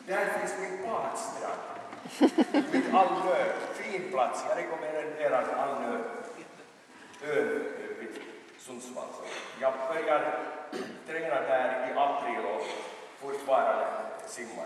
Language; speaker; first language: Swedish; non-native, local second language; Finnish